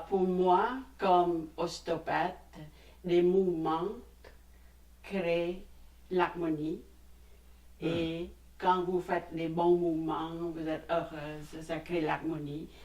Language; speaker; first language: French; non-native, fluent; Khmer